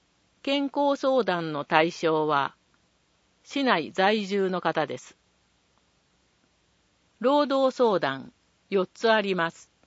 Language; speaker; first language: Japanese; native; Japanese